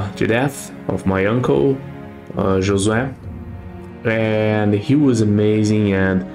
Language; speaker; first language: English; non-native, fluent; Portuguese